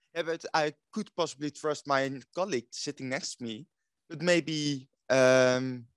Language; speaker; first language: English; non-native, fluent; Dutch